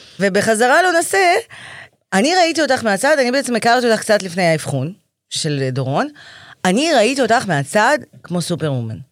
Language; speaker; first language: Hebrew; early bilingual, other home language; Russian